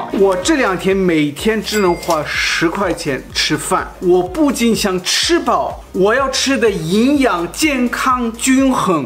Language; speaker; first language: Chinese; non-native, fluent; German